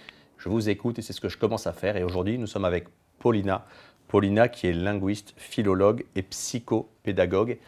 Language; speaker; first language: French; native; French